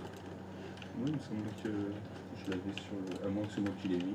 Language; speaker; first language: French; native; French